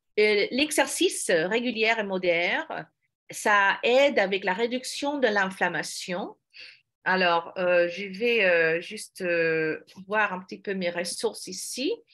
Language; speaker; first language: French; non-native, fluent; English